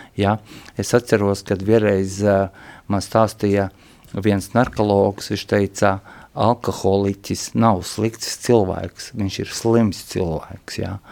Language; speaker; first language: Latvian; non-native, local second language; Russian